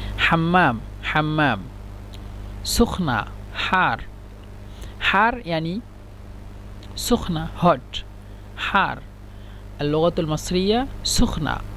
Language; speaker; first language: Egyptian Arabic; non-native, learner; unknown